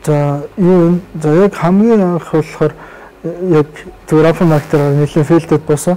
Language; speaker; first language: Mongolian; native; Mongolian